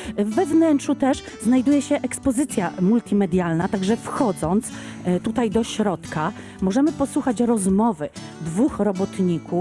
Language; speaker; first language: Polish; native; Polish